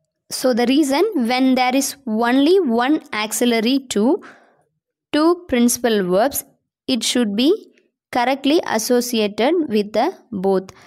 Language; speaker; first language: English; non-native, local second language; Tamil